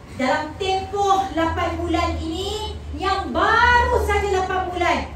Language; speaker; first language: Malay; native; Malay